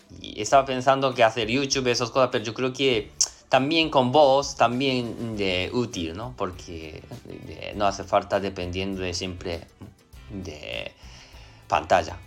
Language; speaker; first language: Spanish; non-native, learner; Japanese